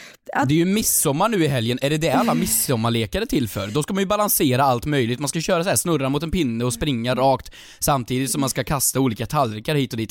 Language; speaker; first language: Swedish; native; Swedish